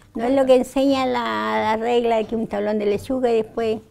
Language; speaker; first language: Spanish; native; Spanish